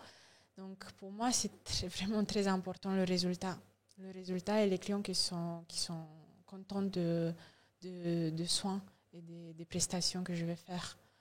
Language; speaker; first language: French; non-native, learner; Romanian